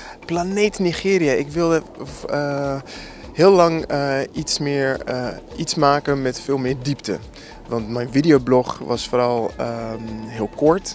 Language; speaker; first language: Dutch; non-native, fluent; English